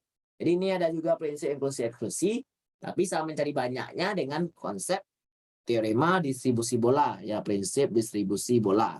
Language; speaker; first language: Indonesian; native; Indonesian